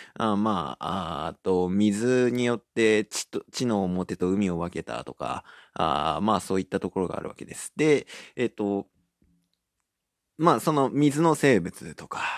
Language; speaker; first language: Japanese; native; Japanese